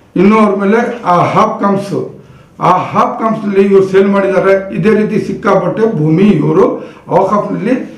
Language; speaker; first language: Kannada; non-native, local second language; Urdu